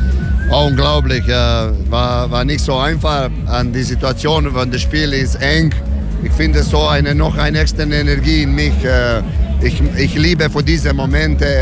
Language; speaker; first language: German; non-native, learner; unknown